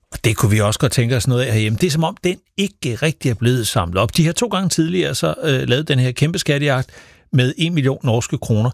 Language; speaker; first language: Danish; native; Danish